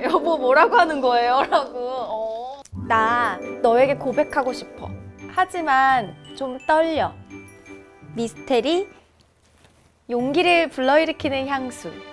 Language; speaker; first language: Korean; native; Korean